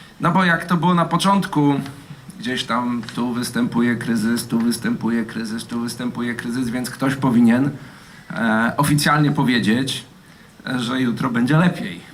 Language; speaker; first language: Polish; native; Polish